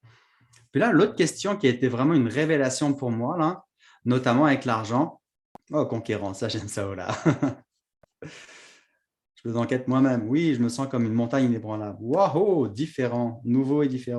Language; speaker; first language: French; native; French